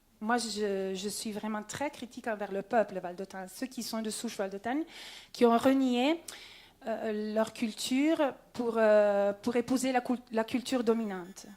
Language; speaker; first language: French; non-native, local second language; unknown